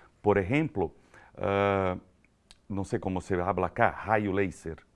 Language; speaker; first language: Spanish; non-native, learner; Portuguese